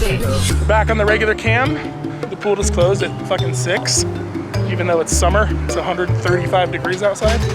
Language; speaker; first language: English; native; English